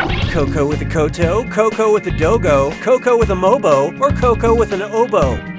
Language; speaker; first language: English; native; English